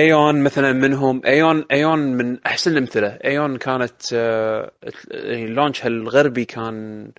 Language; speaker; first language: Arabic; native; Arabic